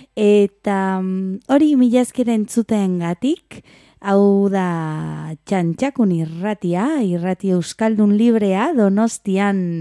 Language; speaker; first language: Basque; non-native, local second language; Spanish